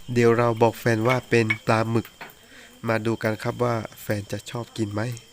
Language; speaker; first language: Thai; native; Thai